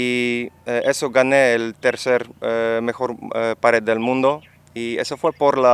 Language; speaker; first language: Spanish; non-native, fluent; Dutch